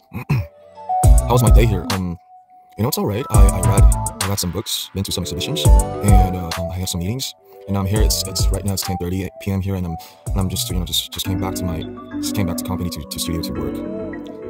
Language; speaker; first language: English; non-native, fluent; Korean